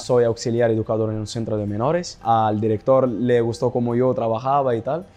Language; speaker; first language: Spanish; non-native, fluent; Arabic